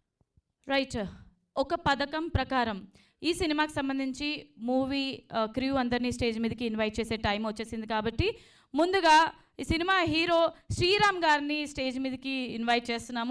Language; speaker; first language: Telugu; native; Telugu